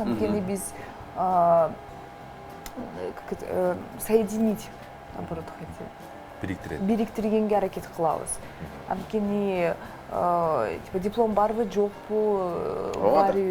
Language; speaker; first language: Kyrgyz; non-native, local second language; Russian